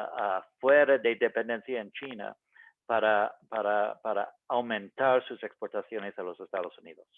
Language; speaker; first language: Spanish; non-native, fluent; English